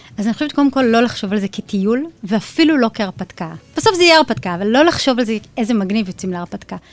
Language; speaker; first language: Hebrew; native; Hebrew